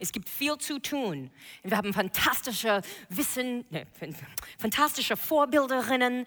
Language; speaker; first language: German; non-native, fluent; English